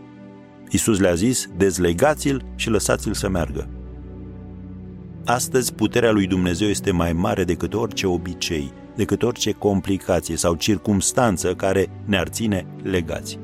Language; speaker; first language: Romanian; native; Romanian